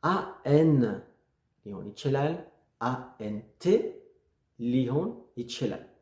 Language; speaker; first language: Amharic; non-native, learner; French